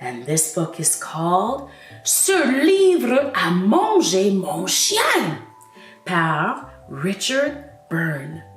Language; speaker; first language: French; non-native, fluent; English